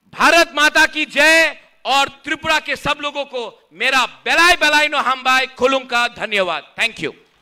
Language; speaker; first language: Hindi; non-native, local second language; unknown